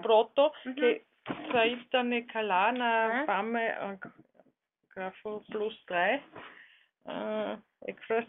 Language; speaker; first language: Greek; non-native, learner; German